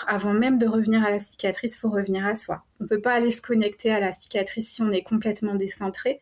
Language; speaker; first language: French; native; French